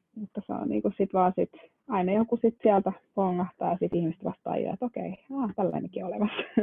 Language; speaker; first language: Finnish; early bilingual, other home language; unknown